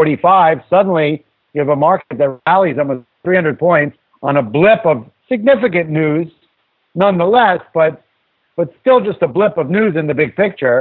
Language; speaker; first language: English; native; English